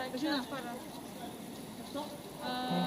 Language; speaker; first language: Turkish; native; Turkish